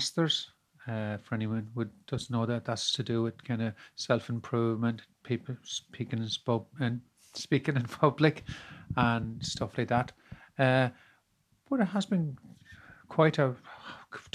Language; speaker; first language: English; native; English